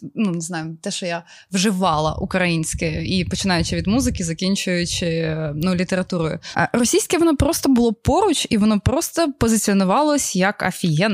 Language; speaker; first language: Ukrainian; native; Ukrainian